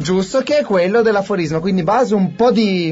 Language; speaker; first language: Italian; native; Italian